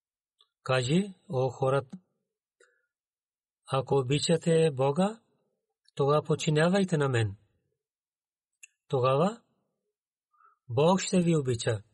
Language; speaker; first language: Bulgarian; non-native, learner; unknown